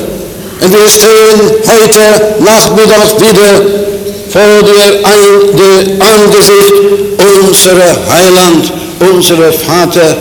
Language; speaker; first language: German; non-native, fluent; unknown